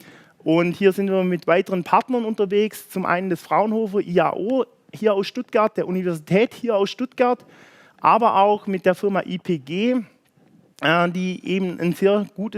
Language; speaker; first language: German; native; German